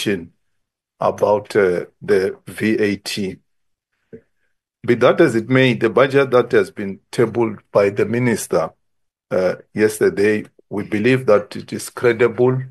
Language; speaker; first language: English; non-native, local second language; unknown